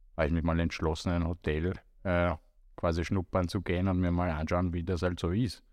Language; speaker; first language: German; non-native, fluent; Romanian